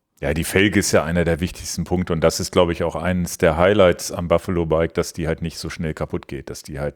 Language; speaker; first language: German; native; German